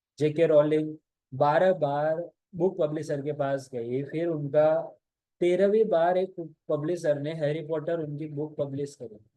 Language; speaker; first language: Hindi; non-native, local second language; Gujarati